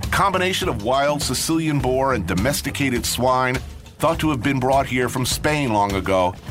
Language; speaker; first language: English; native; English